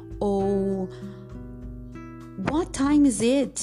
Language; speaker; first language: English; non-native, fluent; Portuguese